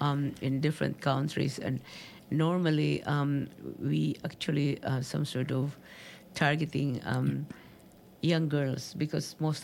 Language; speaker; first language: English; non-native, local second language; Cebuano